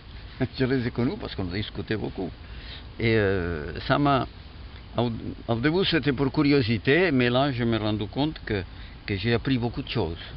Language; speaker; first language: French; non-native, fluent; Catalan